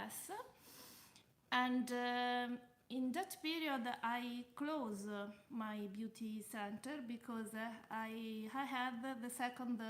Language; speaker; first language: English; non-native, learner; Italian